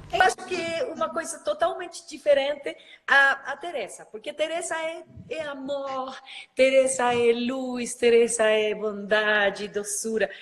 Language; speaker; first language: Portuguese; non-native, fluent; Spanish